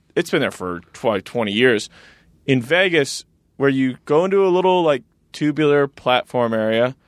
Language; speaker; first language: English; native; English